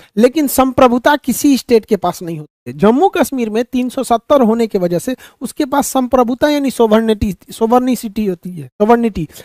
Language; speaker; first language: Hindi; native; Hindi